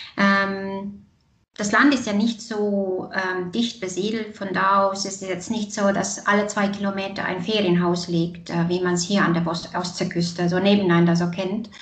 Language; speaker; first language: German; non-native, fluent; Estonian